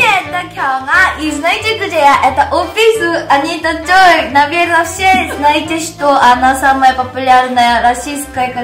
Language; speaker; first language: Russian; non-native, learner; Korean